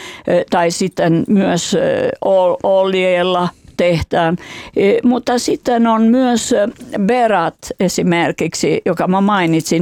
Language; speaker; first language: Finnish; non-native, fluent; Albanian